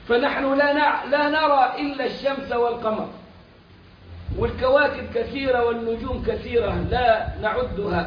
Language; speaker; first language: Arabic; native; Arabic